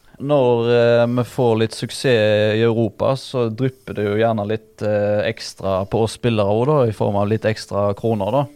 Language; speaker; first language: Norwegian; native; Norwegian